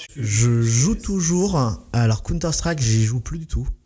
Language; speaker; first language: French; native; French